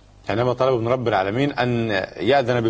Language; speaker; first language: Arabic; native; Arabic